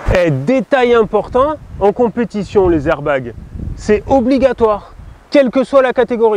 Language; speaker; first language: French; native; French